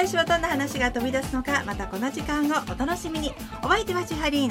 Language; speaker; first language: Japanese; native; Japanese